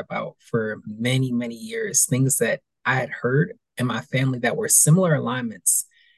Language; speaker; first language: English; native; English